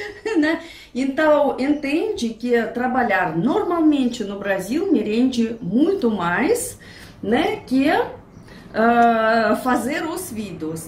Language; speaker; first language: Portuguese; non-native, fluent; Russian